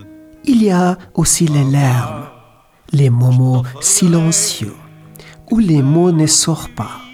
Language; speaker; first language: French; non-native, learner; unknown